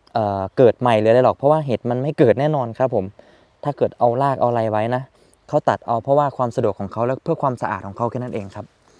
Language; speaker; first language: Thai; native; Thai